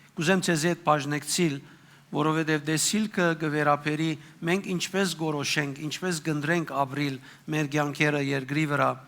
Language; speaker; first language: Armenian; native; Armenian